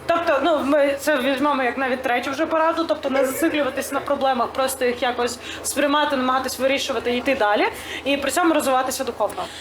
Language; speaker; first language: Ukrainian; native; Ukrainian